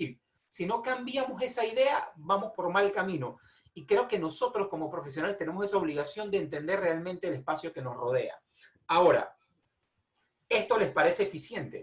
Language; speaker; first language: Spanish; native; Spanish